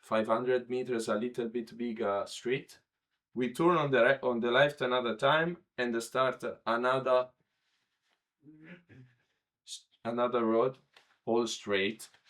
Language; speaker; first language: English; non-native, learner; Italian